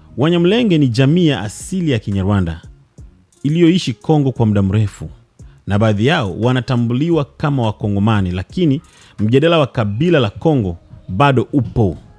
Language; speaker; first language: Swahili; non-native, local second language; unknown